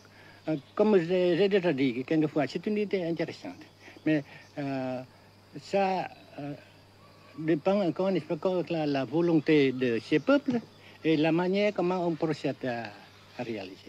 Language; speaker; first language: French; non-native, fluent; Vietnamese